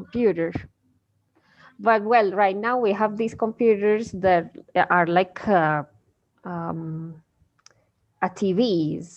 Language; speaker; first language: English; non-native, fluent; Spanish